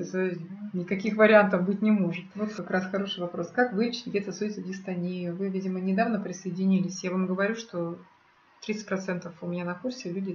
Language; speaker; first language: Russian; native; Russian